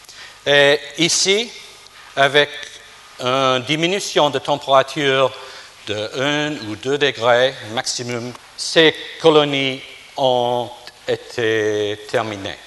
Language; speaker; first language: French; non-native, fluent; English